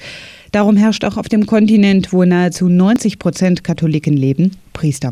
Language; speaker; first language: German; native; German